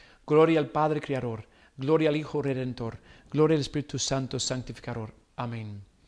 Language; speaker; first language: Spanish; non-native, fluent; English